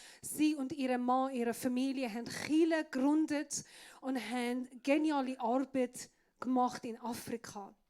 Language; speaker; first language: German; non-native, fluent; Persian